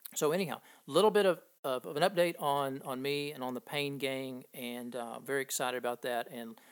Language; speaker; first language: English; native; English